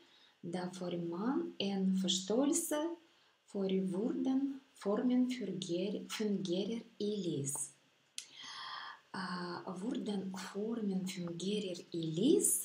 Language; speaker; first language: Norwegian; non-native, fluent; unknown